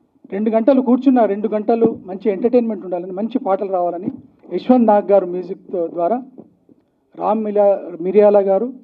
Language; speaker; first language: Telugu; native; Telugu